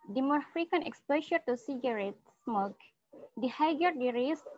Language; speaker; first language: English; non-native, learner; Indonesian